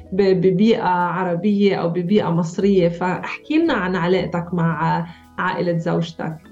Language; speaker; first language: Arabic; native; Arabic